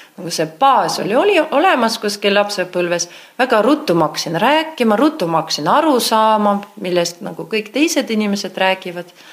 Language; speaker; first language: Estonian; non-native, local second language; Russian